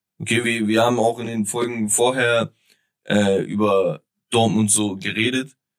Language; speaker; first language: German; early bilingual, other home language; Turkish